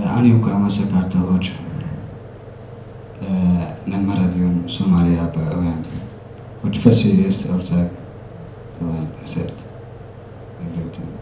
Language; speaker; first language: Hungarian; non-native, learner; Somali